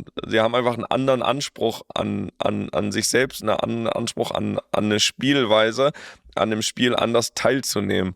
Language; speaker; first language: German; native; German